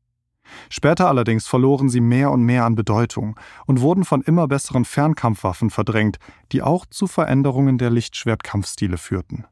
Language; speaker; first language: German; native; German